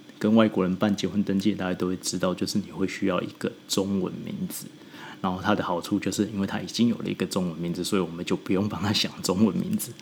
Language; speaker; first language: Chinese; native; Chinese